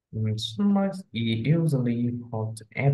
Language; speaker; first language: English; non-native, learner; Vietnamese